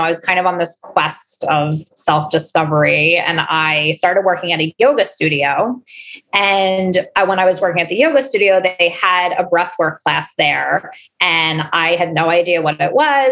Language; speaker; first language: English; native; English